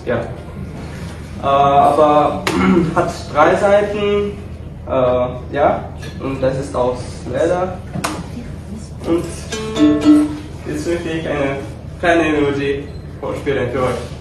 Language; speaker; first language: German; non-native, learner; Kyrgyz